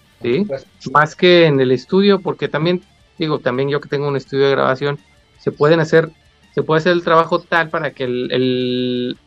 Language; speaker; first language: Spanish; native; Spanish